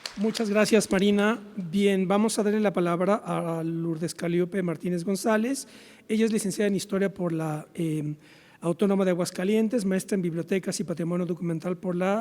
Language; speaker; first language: Spanish; native; Spanish